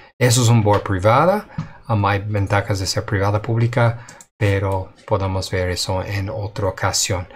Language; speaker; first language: Spanish; non-native, fluent; English